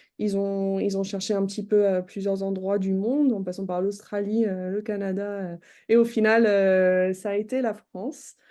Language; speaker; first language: French; non-native, fluent; English